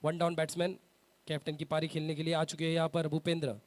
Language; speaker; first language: Hindi; non-native, local second language; Marathi